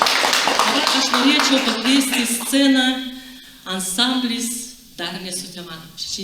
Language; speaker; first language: Lithuanian; non-native, local second language; Russian